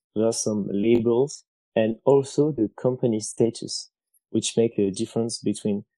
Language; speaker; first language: English; non-native, fluent; French